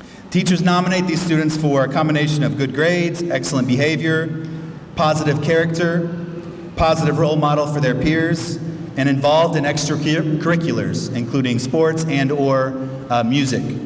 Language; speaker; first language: English; native; English